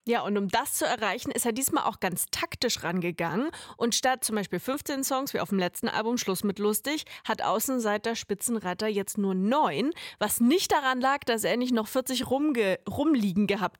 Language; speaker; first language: German; native; German